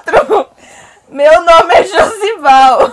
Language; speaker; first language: Portuguese; native; Portuguese